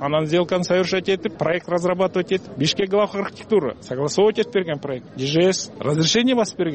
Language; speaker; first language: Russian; non-native, local second language; Kyrgyz